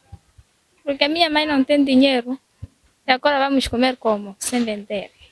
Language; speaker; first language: Portuguese; non-native, local second language; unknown